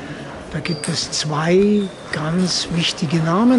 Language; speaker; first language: German; native; German